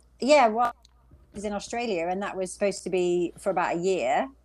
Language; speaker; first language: English; native; English